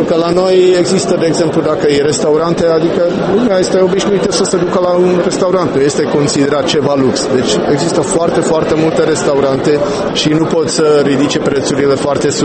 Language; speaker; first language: Romanian; non-native, fluent; Czech